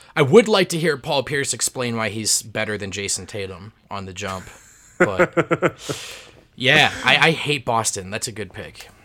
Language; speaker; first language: English; native; English